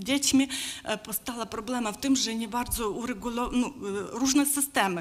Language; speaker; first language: Polish; non-native, learner; Ukrainian